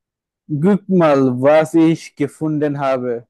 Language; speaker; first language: German; non-native, fluent; Bangla